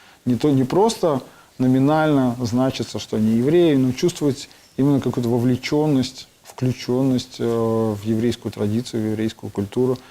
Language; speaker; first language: Russian; native; Russian